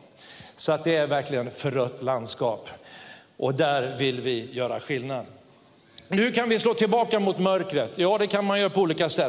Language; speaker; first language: Swedish; native; Swedish